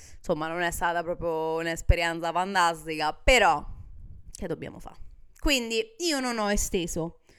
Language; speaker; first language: Italian; native; Italian